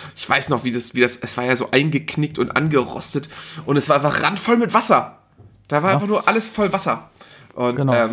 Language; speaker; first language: German; native; German